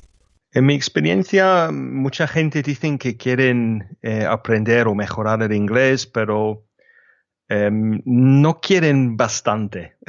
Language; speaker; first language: Spanish; non-native, fluent; English